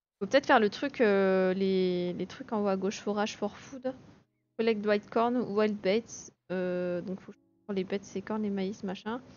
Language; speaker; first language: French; native; French